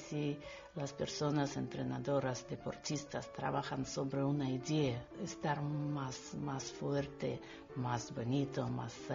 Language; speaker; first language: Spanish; non-native, learner; Russian